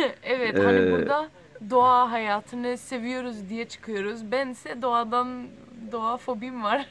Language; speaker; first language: Turkish; early bilingual, heritage; Turkish